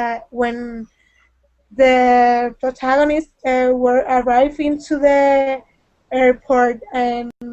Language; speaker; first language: English; non-native, learner; Spanish